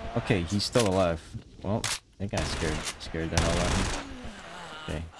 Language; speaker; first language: English; non-native, local second language; Filipino